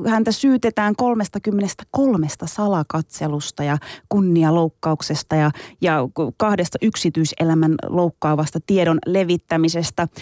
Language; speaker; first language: Finnish; early bilingual, other home language; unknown